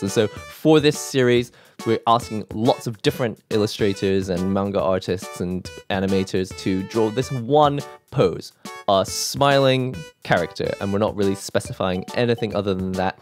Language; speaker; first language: English; native; English